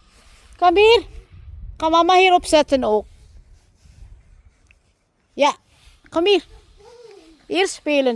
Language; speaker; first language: Dutch; non-native, learner; Filipino